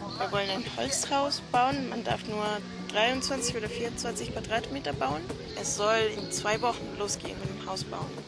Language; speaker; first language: German; early bilingual, heritage; German